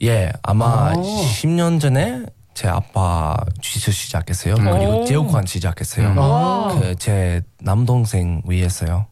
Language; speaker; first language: Korean; non-native, learner; English